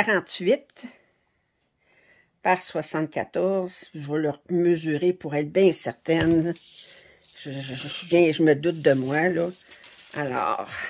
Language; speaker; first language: French; native; French